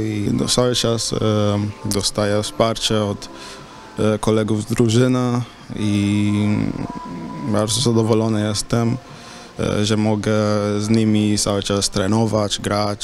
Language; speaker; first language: Polish; non-native, fluent; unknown